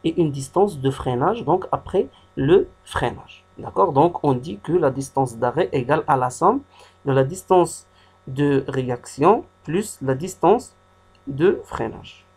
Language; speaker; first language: French; non-native, local second language; Arabic